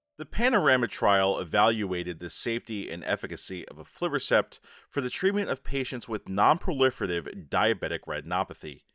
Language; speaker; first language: English; native; English